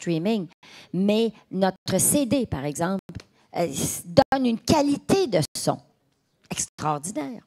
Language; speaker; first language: French; native; French